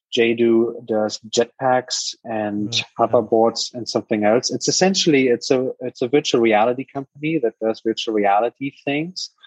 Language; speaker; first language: English; non-native, fluent; German